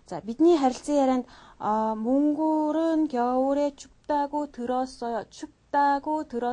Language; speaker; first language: Korean; non-native, fluent; Mongolian